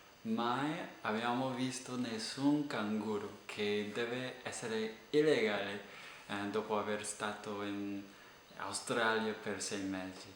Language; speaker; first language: Italian; non-native, fluent; English